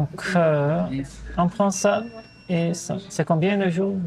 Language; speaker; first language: French; non-native, fluent; Portuguese